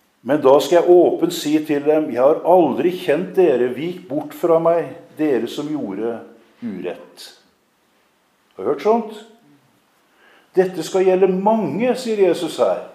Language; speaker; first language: Norwegian; native; Norwegian